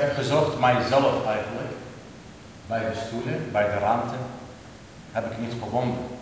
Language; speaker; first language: Dutch; non-native, learner; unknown